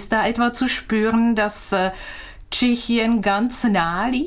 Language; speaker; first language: German; non-native, fluent; Czech